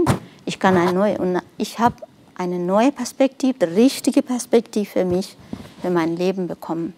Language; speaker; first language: German; non-native, fluent; Nepali